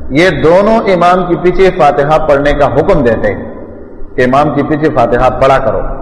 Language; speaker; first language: Urdu; non-native, local second language; Pashto